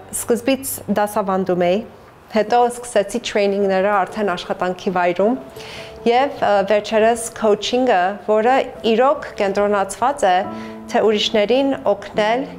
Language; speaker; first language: Armenian; early bilingual, heritage; Armenian